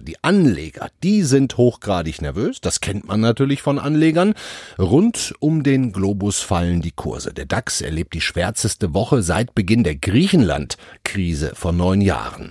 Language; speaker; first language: German; native; German